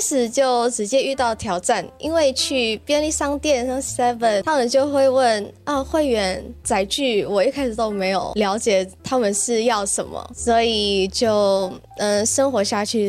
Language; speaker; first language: Chinese; non-native, fluent; Indonesian